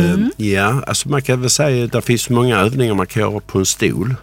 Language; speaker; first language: Swedish; native; Swedish